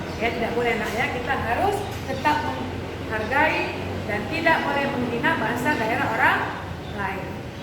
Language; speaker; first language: Indonesian; non-native, local second language; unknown